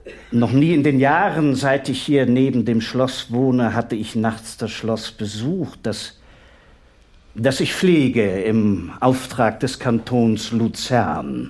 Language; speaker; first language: German; native; German